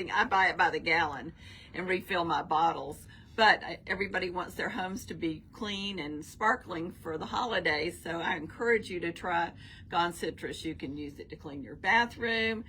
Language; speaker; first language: English; native; English